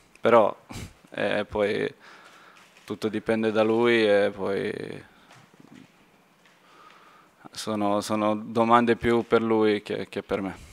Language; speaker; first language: Italian; non-native, fluent; Serbian